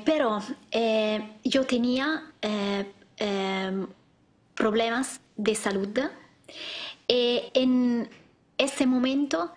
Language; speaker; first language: Spanish; non-native, learner; Italian